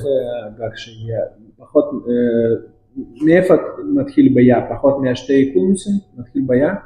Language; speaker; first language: Hebrew; non-native, fluent; Russian